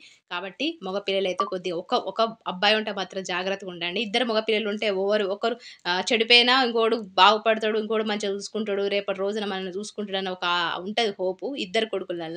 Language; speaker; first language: Telugu; native; Telugu